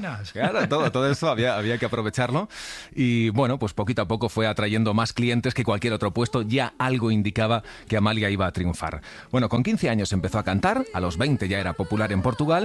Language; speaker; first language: Spanish; native; Spanish